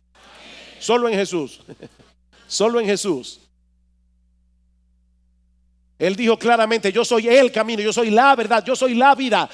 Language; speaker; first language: Spanish; native; Spanish